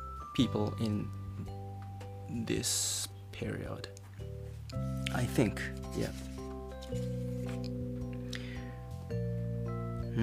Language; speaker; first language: English; non-native, learner; Japanese